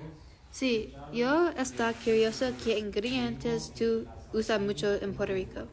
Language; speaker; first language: Spanish; non-native, learner; English